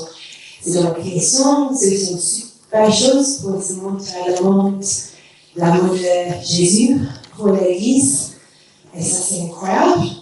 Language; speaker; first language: French; non-native, learner; English